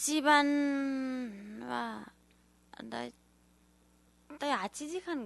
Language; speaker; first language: Japanese; non-native, learner; Nepali